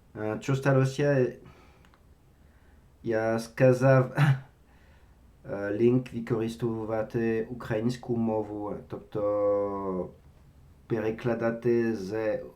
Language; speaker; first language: Ukrainian; non-native, learner; French